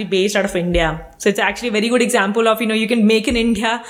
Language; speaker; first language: English; non-native, local second language; Hindi